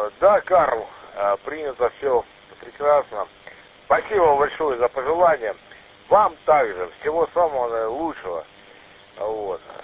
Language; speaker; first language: Russian; native; Russian